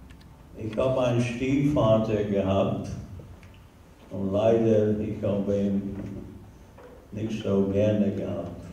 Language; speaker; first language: German; non-native, learner; Hungarian